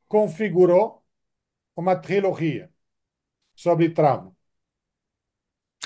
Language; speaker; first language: Portuguese; non-native, fluent; French